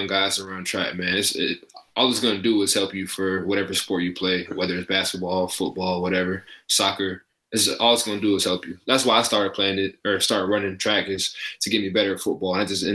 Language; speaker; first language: English; native; English